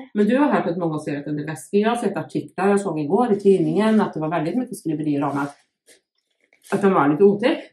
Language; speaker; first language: Swedish; native; Swedish